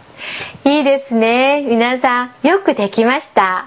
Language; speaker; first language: Japanese; non-native, fluent; Korean